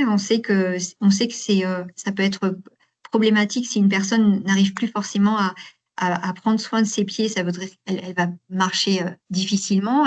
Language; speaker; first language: French; native; French